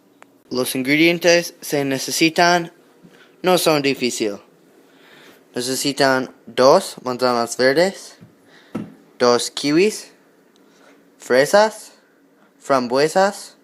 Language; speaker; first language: Spanish; non-native, learner; English